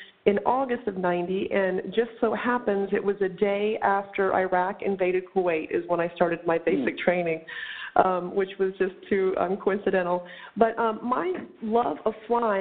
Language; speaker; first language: English; native; English